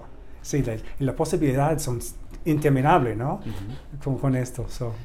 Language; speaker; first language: Spanish; non-native, learner; English